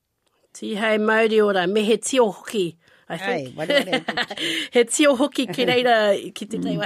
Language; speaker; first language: Māori; non-native, local second language; English